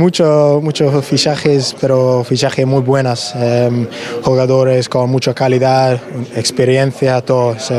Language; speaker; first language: Spanish; non-native, learner; English